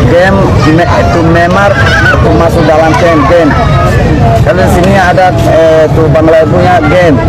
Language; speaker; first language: Indonesian; non-native, learner; Rohingya